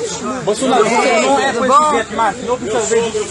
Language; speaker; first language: Portuguese; non-native, learner; Haitian Creole